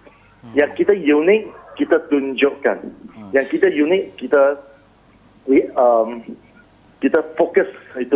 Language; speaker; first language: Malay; non-native, local second language; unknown